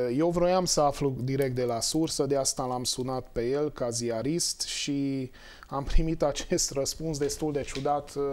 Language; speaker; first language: Romanian; non-native, local second language; Hungarian